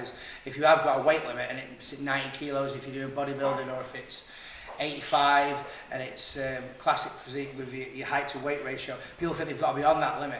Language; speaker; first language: English; native; English